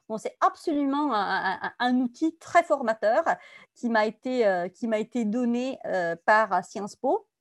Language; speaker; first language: French; non-native, fluent; Italian